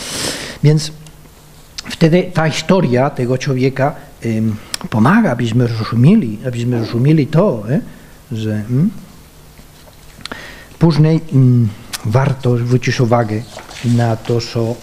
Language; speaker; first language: Polish; non-native, fluent; Spanish